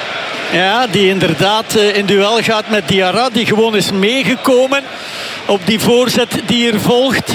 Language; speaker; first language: Dutch; native; Dutch